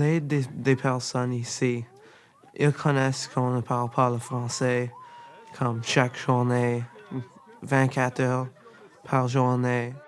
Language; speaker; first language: French; non-native, learner; English